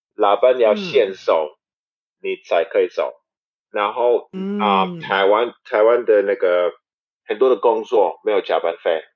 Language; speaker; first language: Chinese; non-native, fluent; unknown